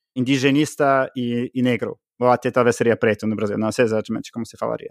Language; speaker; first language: Portuguese; non-native, fluent; English